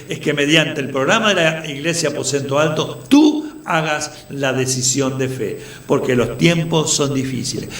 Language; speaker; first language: Spanish; native; Spanish